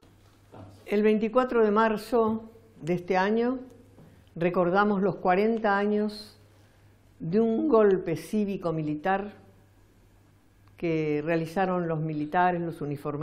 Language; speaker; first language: Spanish; native; Spanish